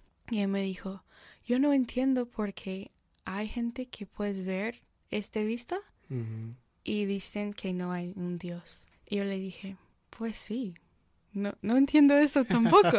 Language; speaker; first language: Spanish; non-native, fluent; English